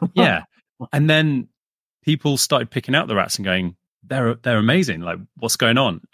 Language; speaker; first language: English; native; English